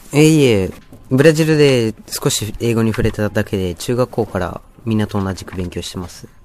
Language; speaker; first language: Japanese; early bilingual, other home language; Portuguese